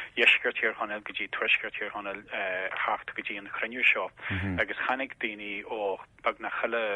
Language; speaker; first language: Irish; native; Irish